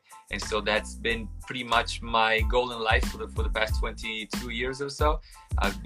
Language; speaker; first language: English; non-native, fluent; Italian